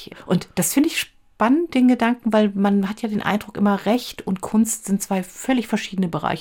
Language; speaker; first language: German; native; German